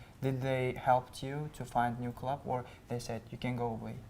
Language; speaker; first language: English; non-native, learner; Uzbek